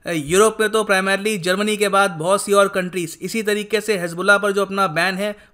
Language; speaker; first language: Hindi; native; Hindi